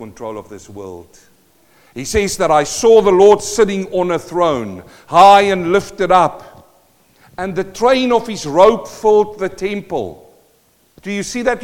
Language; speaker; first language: English; non-native, local second language; Afrikaans